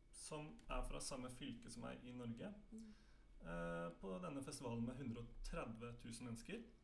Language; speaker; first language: Norwegian; native; Norwegian